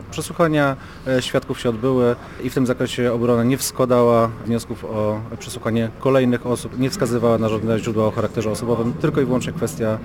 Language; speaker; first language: Polish; native; Polish